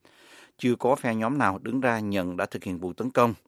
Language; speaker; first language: Vietnamese; native; Vietnamese